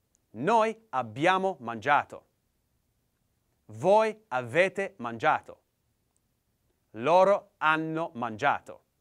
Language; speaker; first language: Italian; non-native, learner; English